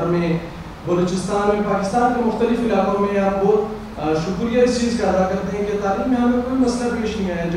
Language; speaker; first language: Urdu; non-native, local second language; Pashto